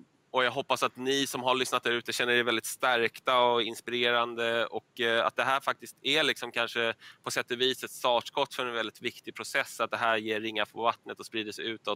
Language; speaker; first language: Swedish; native; Swedish